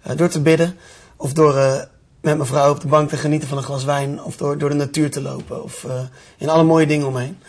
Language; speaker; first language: Dutch; native; Dutch